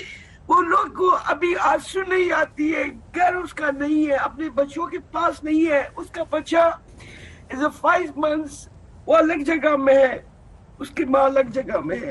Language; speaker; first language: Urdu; non-native, learner; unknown